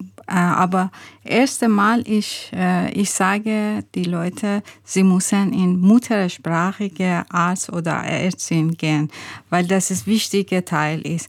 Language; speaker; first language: German; non-native, learner; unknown